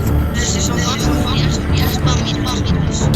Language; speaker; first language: Spanish; non-native, local second language; Catalan